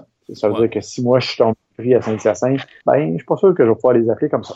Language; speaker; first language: French; native; French